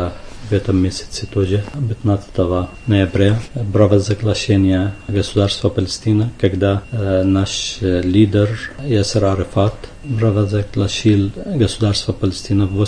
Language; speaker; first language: Russian; non-native, fluent; Arabic